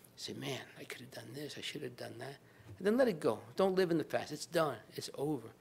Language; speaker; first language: English; native; English